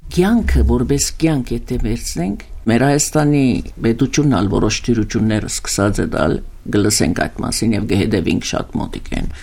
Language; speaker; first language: Armenian; early bilingual, heritage; Armenian